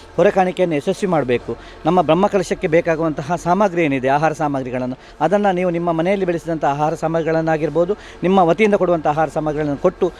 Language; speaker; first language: Kannada; native; Kannada